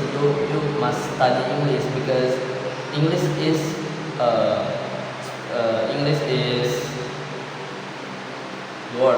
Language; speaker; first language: English; non-native, learner; Indonesian